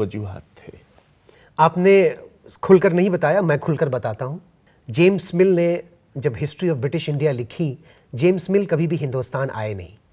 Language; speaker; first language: Urdu; native; Urdu